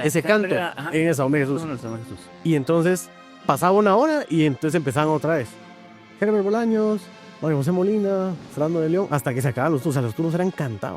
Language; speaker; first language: Spanish; native; Spanish